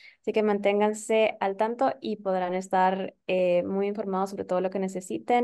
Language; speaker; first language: Spanish; native; Spanish